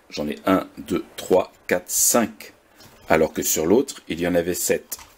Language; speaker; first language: French; native; French